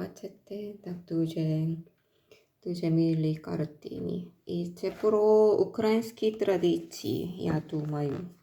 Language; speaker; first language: Ukrainian; non-native, learner; Korean